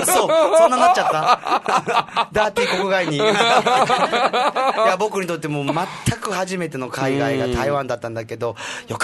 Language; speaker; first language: Japanese; native; Japanese